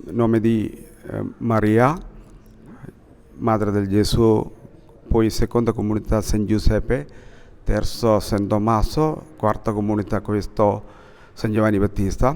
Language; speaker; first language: Italian; non-native, learner; Malayalam